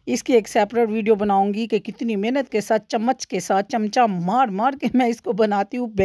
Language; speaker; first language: Urdu; non-native, local second language; Punjabi